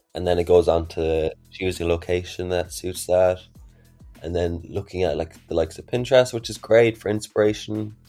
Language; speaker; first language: English; native; English